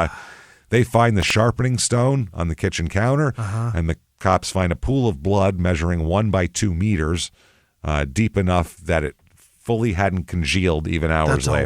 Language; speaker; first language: English; native; English